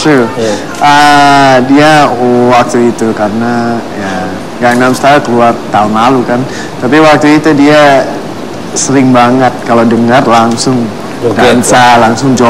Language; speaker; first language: Indonesian; non-native, fluent; English